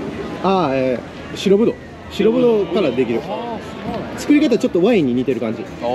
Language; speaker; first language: Japanese; native; Japanese